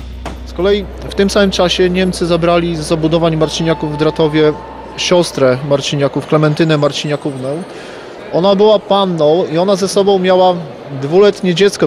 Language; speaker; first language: Polish; native; Polish